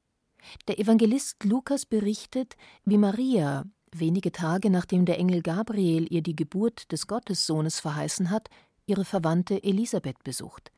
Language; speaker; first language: German; native; German